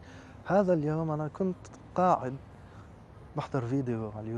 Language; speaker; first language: Arabic; non-native, learner; French